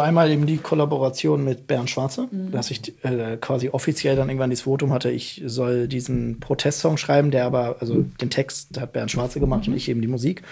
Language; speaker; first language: German; native; German